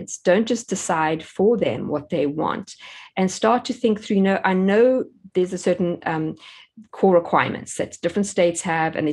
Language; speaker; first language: English; native; English